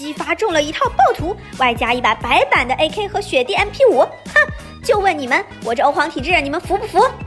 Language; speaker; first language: Chinese; native; Chinese